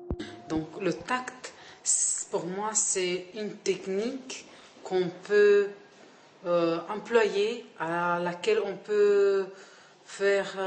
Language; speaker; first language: French; non-native, learner; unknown